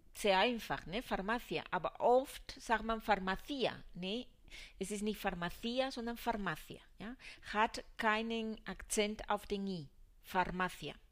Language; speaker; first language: German; non-native, fluent; Spanish